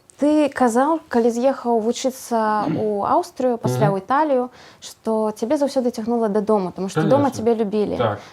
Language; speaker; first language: Belarusian; non-native, local second language; Russian